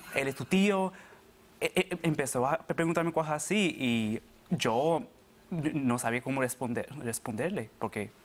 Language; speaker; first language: Spanish; early bilingual, other home language; Arabic